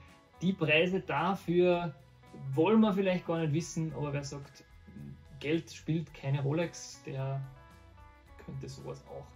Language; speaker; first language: German; native; German